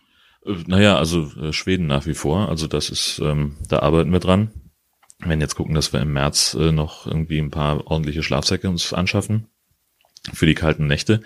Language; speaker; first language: German; native; German